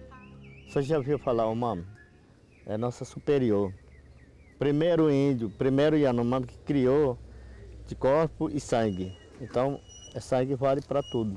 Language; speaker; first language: Portuguese; non-native, local second language; Yanomámi